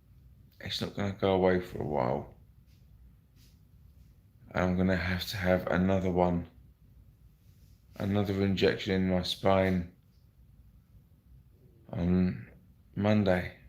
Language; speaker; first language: English; native; English